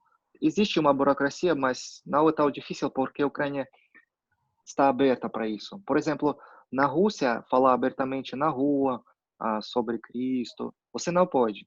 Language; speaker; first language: Portuguese; non-native, fluent; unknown